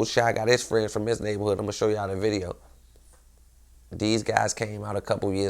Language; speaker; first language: English; native; English